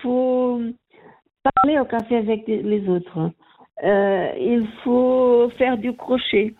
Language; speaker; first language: French; non-native, learner; Portuguese